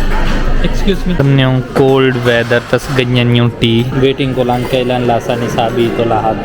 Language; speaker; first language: Filipino; non-native, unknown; Punjabi